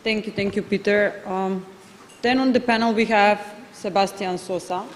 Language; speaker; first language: English; non-native, fluent; Macedonian